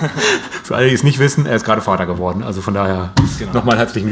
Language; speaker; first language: German; native; German